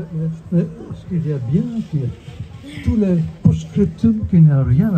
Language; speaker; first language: French; non-native, fluent; Dutch